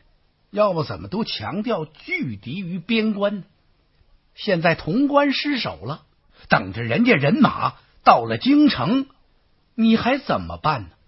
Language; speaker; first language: Chinese; native; Chinese